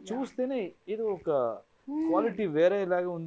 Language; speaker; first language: Telugu; non-native, fluent; Kannada